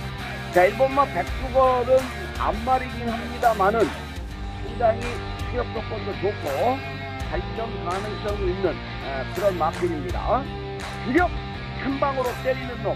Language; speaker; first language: Korean; native; Korean